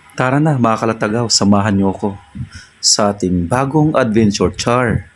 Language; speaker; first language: Filipino; non-native, local second language; Bikol